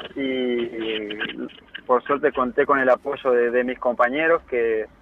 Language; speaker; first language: Spanish; native; Spanish